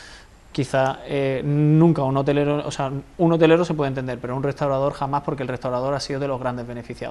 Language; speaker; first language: Spanish; native; Spanish